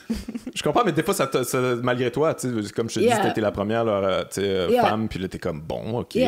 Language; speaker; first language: French; native; French